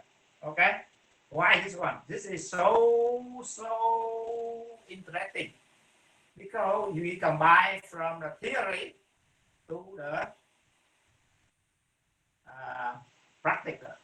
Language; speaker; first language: English; non-native, fluent; Vietnamese